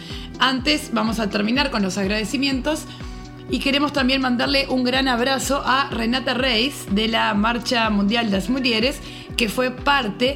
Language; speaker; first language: Spanish; native; Spanish